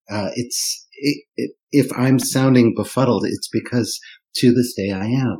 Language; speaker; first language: English; non-native, fluent; German